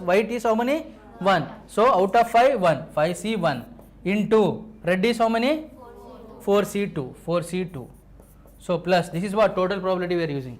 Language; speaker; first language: English; non-native, local second language; Telugu